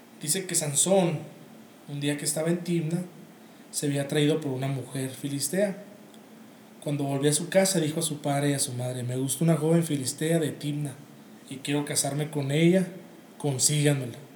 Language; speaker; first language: Spanish; native; Spanish